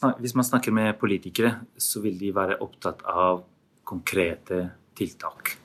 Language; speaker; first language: Norwegian; non-native, fluent; Albanian